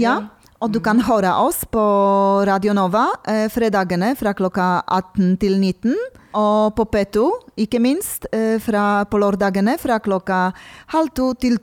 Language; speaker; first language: Norwegian; non-native, fluent; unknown